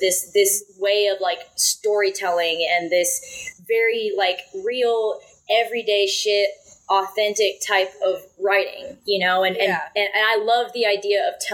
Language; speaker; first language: English; native; English